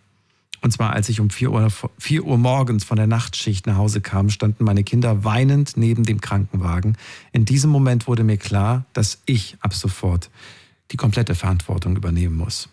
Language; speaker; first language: German; native; German